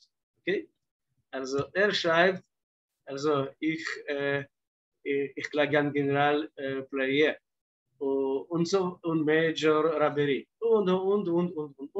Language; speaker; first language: German; non-native, fluent; Russian